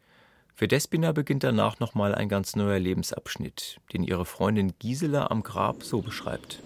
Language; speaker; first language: German; native; German